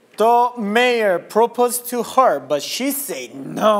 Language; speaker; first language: English; non-native, learner; Korean